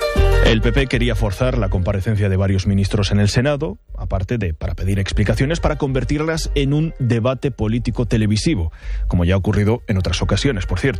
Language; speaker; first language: Spanish; native; Spanish